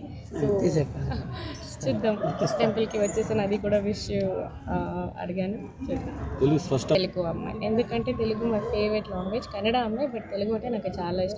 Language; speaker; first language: Telugu; non-native, learner; Kannada